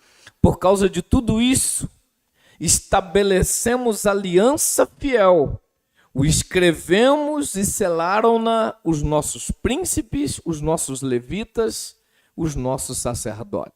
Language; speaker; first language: Portuguese; native; Portuguese